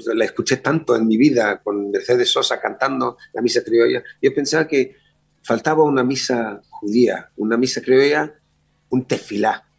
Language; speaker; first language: Spanish; early bilingual, other home language; Hebrew